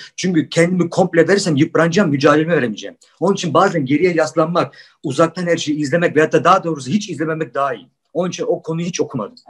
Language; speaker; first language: Turkish; early bilingual, heritage; Turkish